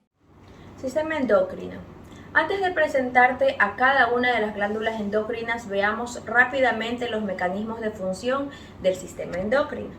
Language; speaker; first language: Spanish; native; Spanish